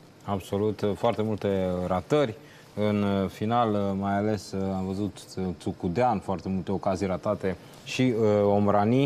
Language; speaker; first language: Romanian; native; Romanian